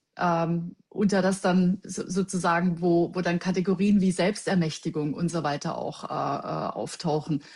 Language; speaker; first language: German; native; German